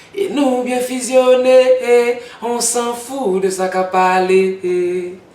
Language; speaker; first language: French; non-native, local second language; Haitian Creole